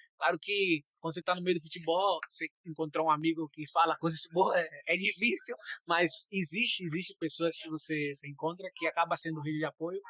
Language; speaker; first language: Portuguese; native; Portuguese